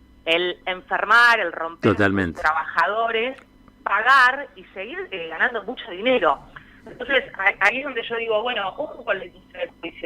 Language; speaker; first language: Spanish; native; Spanish